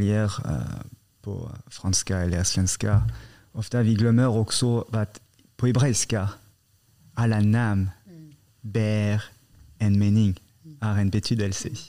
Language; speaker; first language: Swedish; non-native, fluent; French